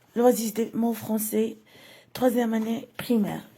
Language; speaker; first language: French; non-native, local second language; Arabic